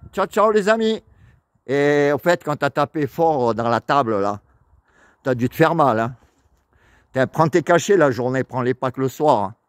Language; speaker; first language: French; native; French